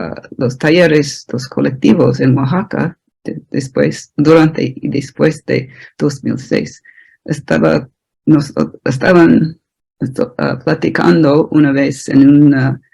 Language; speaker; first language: Spanish; non-native, fluent; English